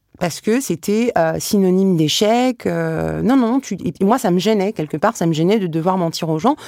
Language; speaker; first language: French; early bilingual, other home language; Arabic